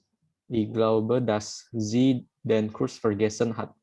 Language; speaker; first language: German; non-native, learner; Indonesian